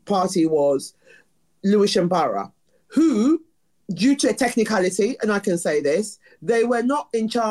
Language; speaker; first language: English; native; English